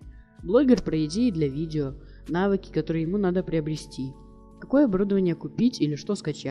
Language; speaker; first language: Russian; native; Russian